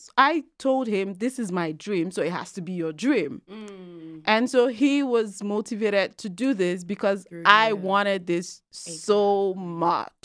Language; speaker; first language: English; non-native, local second language; Igbo